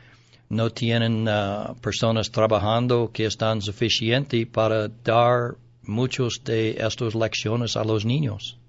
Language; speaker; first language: Spanish; non-native, learner; English